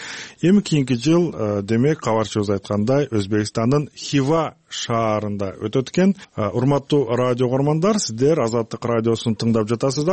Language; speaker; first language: Kyrgyz; native; Kyrgyz